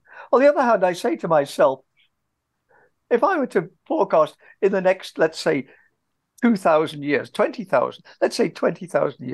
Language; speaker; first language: English; native; English